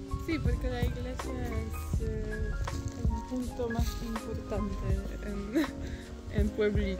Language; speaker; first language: Spanish; non-native, fluent; Polish